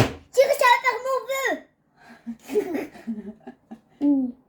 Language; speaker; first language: French; native; French